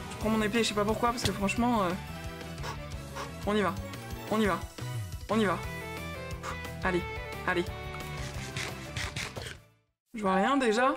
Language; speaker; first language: French; native; French